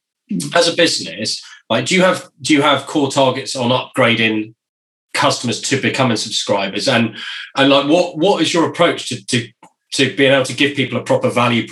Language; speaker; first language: English; native; English